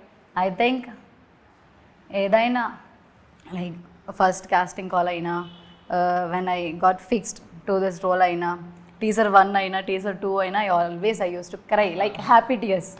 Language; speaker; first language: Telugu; non-native, learner; Malayalam